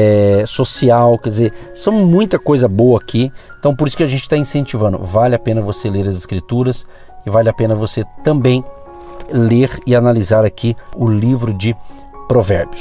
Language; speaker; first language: Portuguese; native; Portuguese